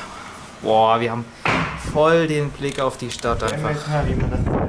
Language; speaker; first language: German; native; German